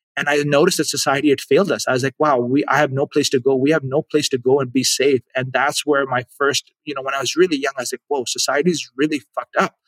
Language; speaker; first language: English; non-native, local second language; Urdu